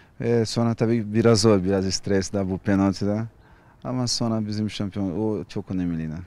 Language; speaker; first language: Turkish; non-native, learner; Portuguese